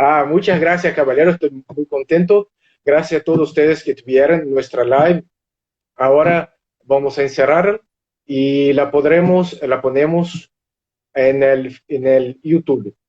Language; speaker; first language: Spanish; non-native, fluent; Portuguese